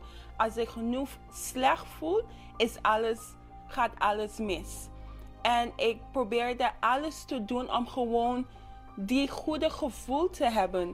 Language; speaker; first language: Dutch; non-native, local second language; English